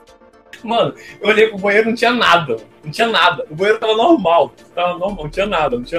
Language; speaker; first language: Portuguese; native; Portuguese